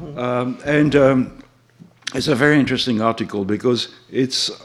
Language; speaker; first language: English; non-native, fluent; French